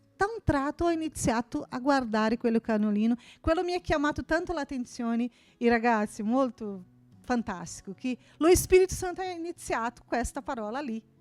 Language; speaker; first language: Italian; non-native, fluent; Portuguese